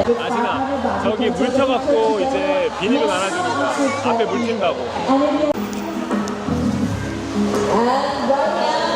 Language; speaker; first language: Korean; native; Korean